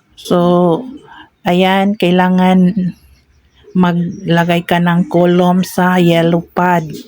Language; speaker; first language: Filipino; non-native, local second language; Cebuano